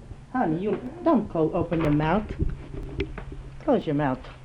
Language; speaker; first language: English; early bilingual, other home language; Hungarian